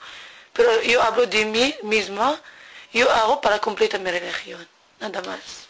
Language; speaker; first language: Spanish; non-native, learner; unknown